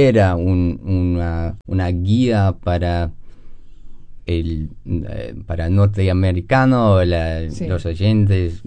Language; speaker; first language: Spanish; non-native, learner; English